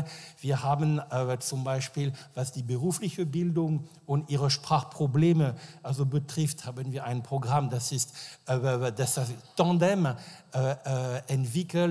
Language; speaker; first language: German; non-native, fluent; French